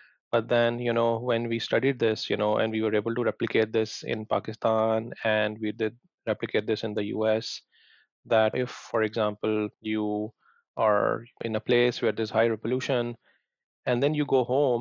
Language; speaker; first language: English; non-native, local second language; Punjabi